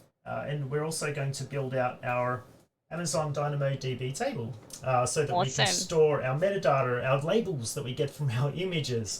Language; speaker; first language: English; native; English